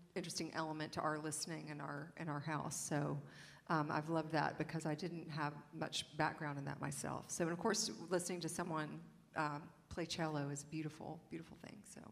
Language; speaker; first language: English; native; English